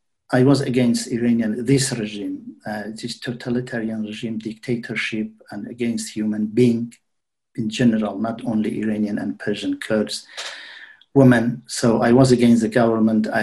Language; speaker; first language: English; non-native, fluent; Central Kurdish